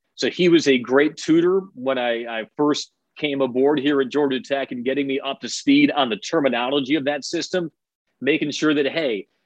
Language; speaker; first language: English; native; English